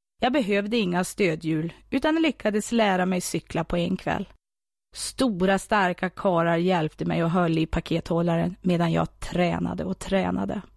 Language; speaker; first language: Swedish; native; Swedish